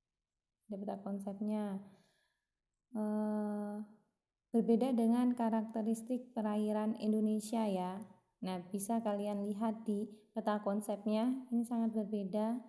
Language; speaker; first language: Indonesian; native; Indonesian